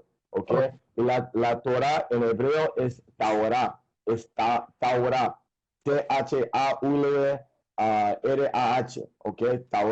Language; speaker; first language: Spanish; non-native, fluent; English